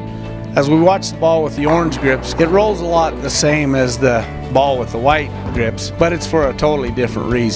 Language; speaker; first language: English; native; English